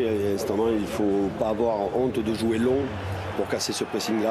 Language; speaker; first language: French; native; French